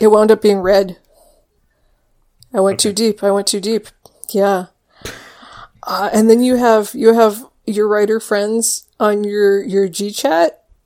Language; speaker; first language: English; native; English